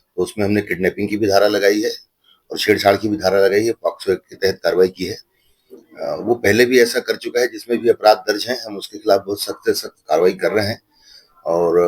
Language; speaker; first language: Hindi; native; Hindi